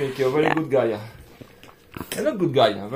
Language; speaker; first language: English; non-native, learner; French